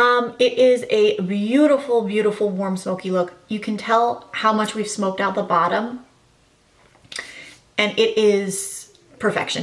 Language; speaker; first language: English; native; English